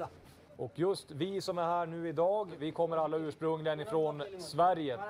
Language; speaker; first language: Swedish; native; Swedish